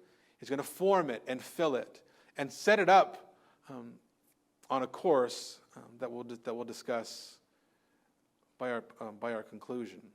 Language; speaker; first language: English; native; English